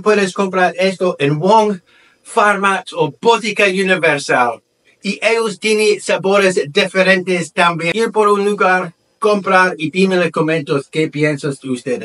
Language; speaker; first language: Spanish; non-native, learner; English